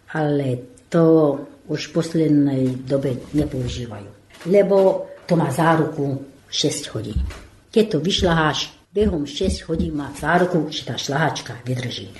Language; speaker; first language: Slovak; non-native, local second language; Hungarian